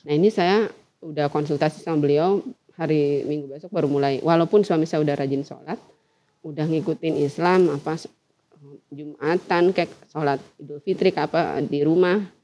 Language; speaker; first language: Indonesian; non-native, local second language; Sundanese